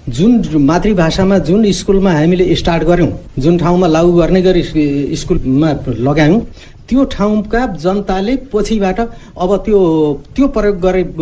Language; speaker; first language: Nepali; non-native, local second language; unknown